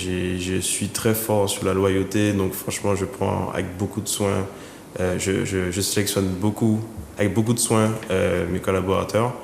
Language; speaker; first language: French; native; French